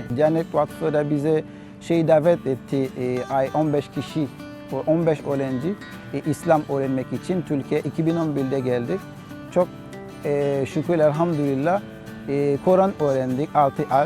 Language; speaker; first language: Turkish; non-native, learner; Haitian Creole